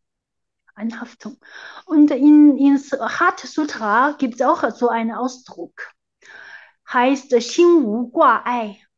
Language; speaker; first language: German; non-native, fluent; Chinese